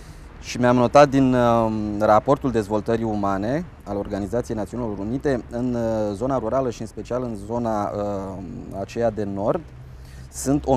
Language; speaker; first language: Romanian; native; Romanian